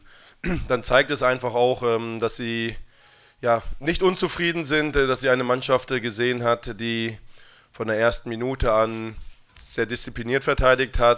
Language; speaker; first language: German; native; German